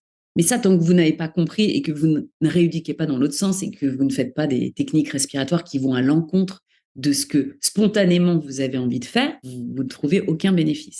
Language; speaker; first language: French; native; French